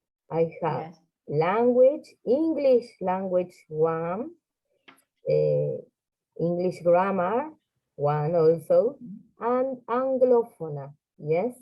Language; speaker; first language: English; non-native, fluent; Spanish